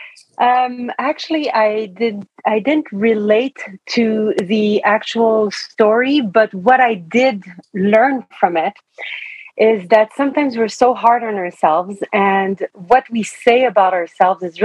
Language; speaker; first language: English; non-native, fluent; French